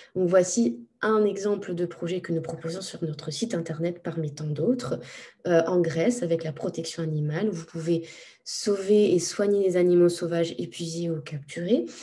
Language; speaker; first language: French; native; French